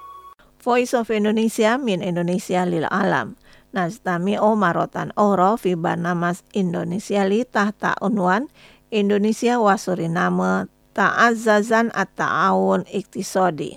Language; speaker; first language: Arabic; non-native, fluent; Indonesian